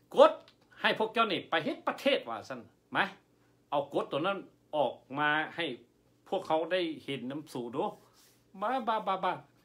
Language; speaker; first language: Lao; non-native, local second language; Hmong